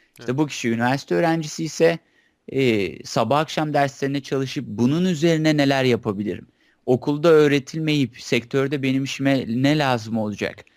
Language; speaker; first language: Turkish; native; Turkish